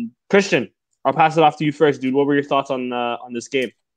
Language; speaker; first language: English; early bilingual, other home language; Portuguese